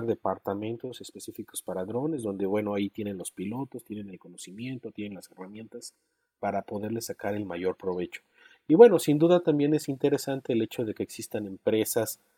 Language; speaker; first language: Spanish; native; Spanish